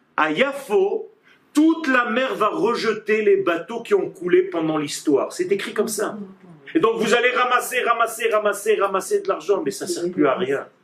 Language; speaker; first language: French; non-native, fluent; Hebrew